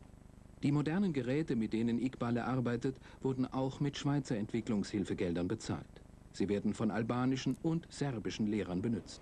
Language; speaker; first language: German; native; German